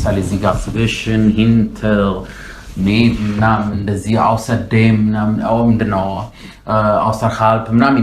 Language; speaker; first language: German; non-native, fluent; Amharic